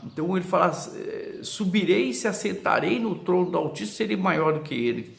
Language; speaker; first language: Portuguese; native; Portuguese